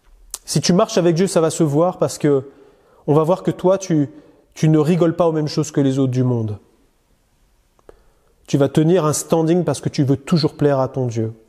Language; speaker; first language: French; native; French